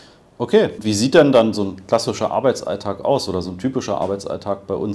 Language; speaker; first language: German; native; German